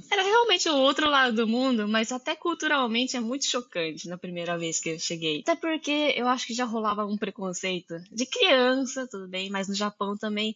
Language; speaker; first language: Portuguese; early bilingual, heritage; Japanese